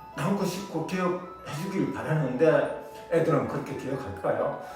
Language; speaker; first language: Korean; non-native, fluent; Japanese